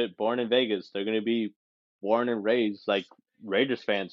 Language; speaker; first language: English; native; English